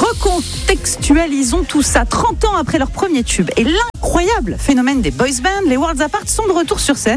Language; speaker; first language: French; native; French